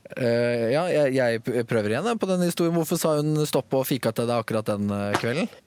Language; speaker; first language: Norwegian; native; Norwegian